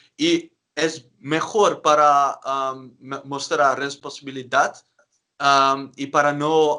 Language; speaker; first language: Spanish; non-native, learner; Dutch